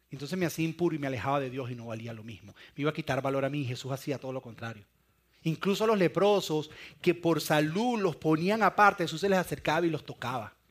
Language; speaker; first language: Spanish; native; Spanish